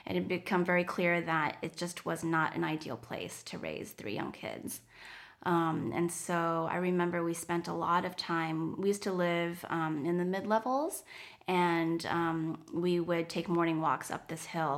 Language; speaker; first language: English; non-native, fluent; Chinese